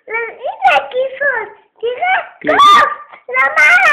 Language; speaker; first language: Hebrew; early bilingual, other home language; Russian